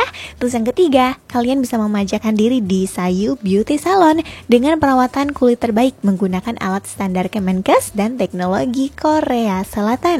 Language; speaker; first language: Indonesian; native; Indonesian